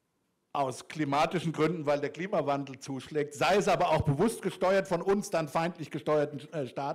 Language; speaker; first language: German; native; German